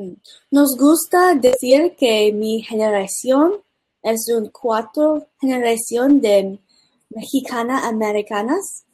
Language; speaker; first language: Spanish; early bilingual, heritage; English